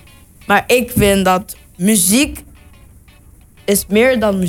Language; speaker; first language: Dutch; non-native, local second language; Papiamento